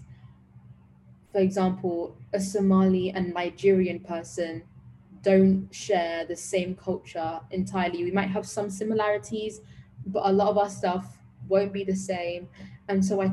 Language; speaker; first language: English; native; English